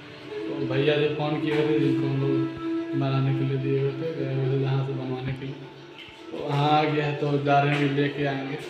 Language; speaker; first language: Hindi; native; Hindi